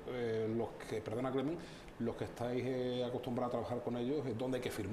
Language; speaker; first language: Spanish; native; Spanish